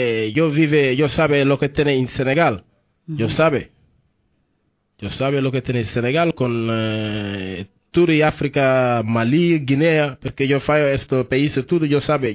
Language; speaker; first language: Spanish; non-native, learner; Wolof